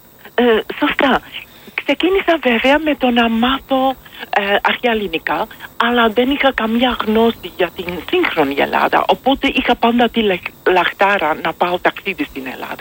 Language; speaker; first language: Greek; non-native, fluent; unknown